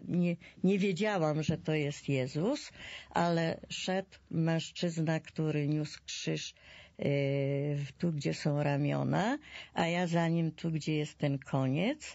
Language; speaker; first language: Polish; native; Polish